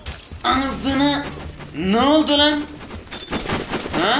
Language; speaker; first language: Turkish; native; Turkish